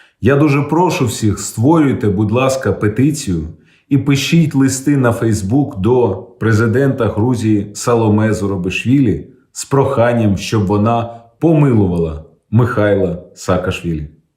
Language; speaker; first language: Ukrainian; native; Ukrainian